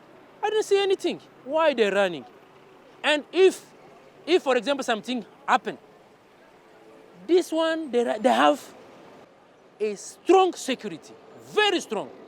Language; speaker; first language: English; non-native, learner; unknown